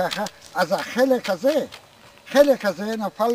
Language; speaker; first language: Hebrew; non-native, fluent; Polish